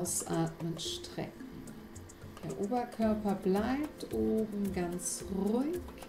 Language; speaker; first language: German; native; German